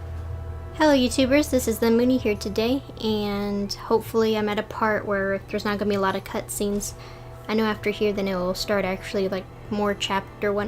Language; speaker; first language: English; native; English